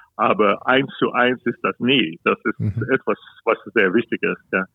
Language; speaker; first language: German; non-native, fluent; English